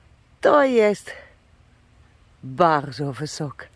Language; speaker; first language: Polish; non-native, learner; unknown